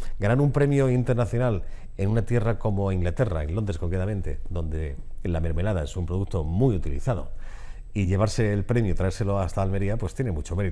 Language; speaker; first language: Spanish; native; Spanish